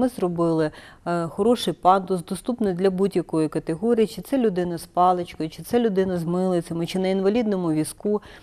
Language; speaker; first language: Ukrainian; native; Ukrainian